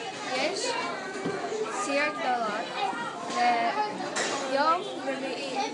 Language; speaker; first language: Hebrew; non-native, learner; English